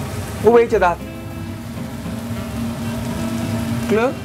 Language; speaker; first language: Dutch; non-native, local second language; Papiamento